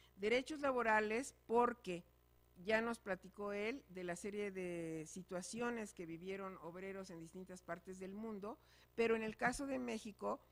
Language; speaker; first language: Spanish; native; Spanish